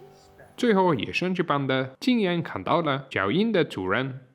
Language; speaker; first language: Chinese; native; Chinese